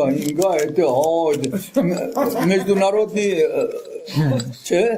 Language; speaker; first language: Russian; non-native, local second language; Armenian